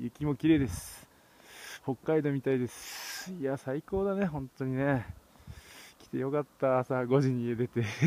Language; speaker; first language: Japanese; native; Japanese